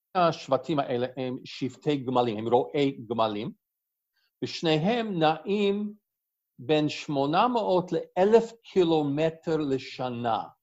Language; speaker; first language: Hebrew; non-native, fluent; English